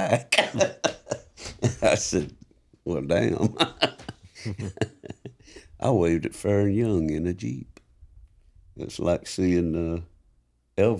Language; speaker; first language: English; native; English